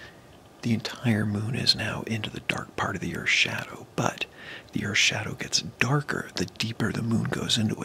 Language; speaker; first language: English; native; English